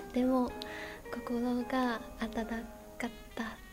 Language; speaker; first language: Japanese; non-native, learner; Chinese